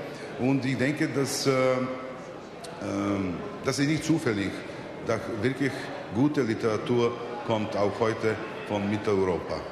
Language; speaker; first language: German; non-native, fluent; Serbian